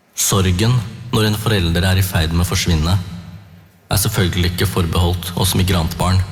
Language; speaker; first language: Norwegian; early bilingual, other home language; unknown